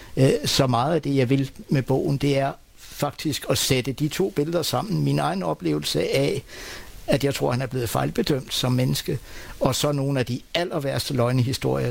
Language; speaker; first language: Danish; native; Danish